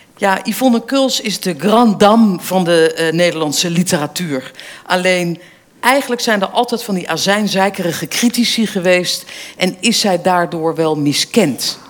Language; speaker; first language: Dutch; native; Dutch